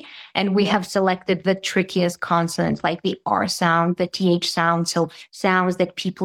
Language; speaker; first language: English; non-native, fluent; Serbian